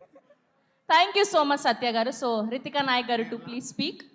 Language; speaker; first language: Telugu; native; Telugu